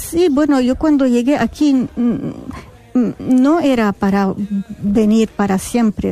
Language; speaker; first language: Spanish; non-native, fluent; Arabic